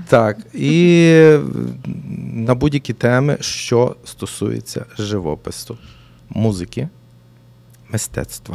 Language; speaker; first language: Ukrainian; native; Ukrainian